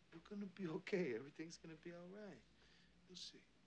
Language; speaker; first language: English; native; English